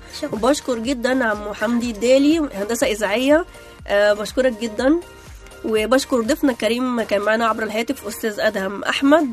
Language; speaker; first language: Arabic; native; Arabic